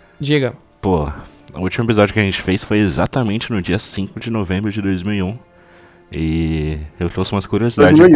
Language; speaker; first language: Portuguese; native; Portuguese